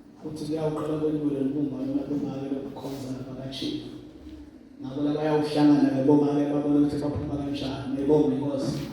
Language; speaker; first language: Zulu; non-native, local second language; Swati